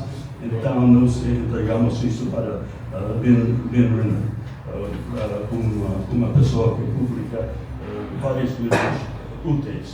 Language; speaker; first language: Portuguese; non-native, fluent; English